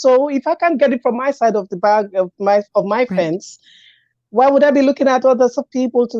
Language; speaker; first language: English; native; English